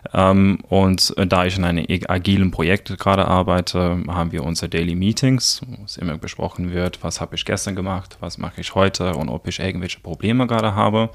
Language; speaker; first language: German; non-native, fluent; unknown